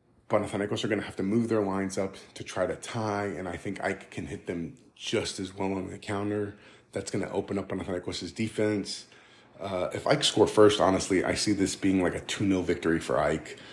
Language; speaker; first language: English; early bilingual, other home language; Greek